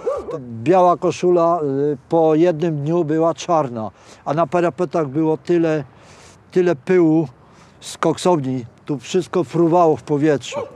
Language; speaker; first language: Polish; native; Polish